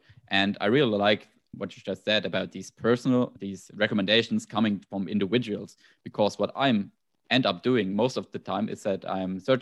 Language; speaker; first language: English; non-native, fluent; German